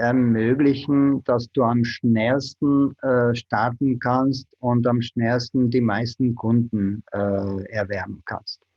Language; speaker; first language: German; non-native, fluent; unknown